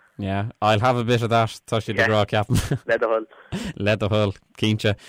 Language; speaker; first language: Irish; non-native, local second language; English